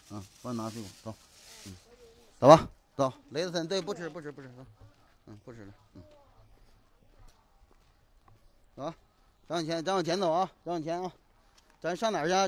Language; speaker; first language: Chinese; native; Chinese